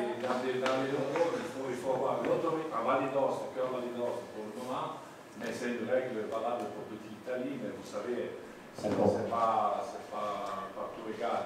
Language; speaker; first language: French; non-native, local second language; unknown